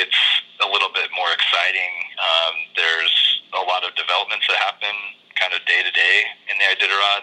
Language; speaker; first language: English; native; English